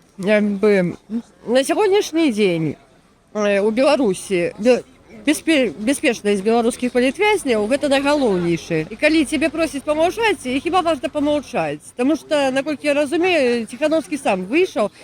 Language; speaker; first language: Belarusian; non-native, local second language; Russian